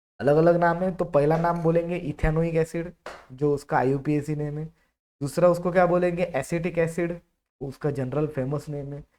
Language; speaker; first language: Hindi; non-native, local second language; Marathi